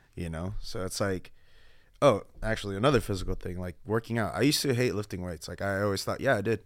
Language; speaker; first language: English; early bilingual, other home language; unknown